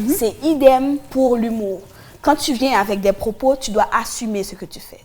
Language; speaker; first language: French; non-native, local second language; Haitian Creole